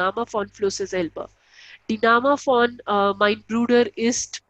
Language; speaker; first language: German; non-native, local second language; Hindi